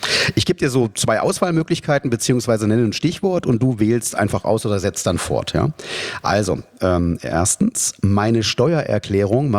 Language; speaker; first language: German; native; German